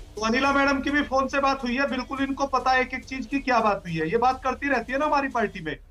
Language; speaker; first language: Hindi; native; Hindi